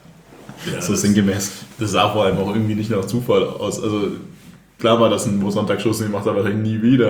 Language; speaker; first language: German; native; German